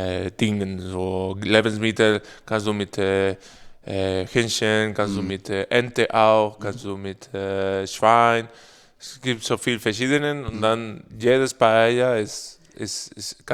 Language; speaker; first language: German; non-native, learner; Spanish